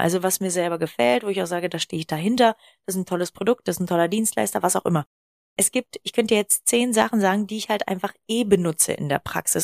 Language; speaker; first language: German; native; German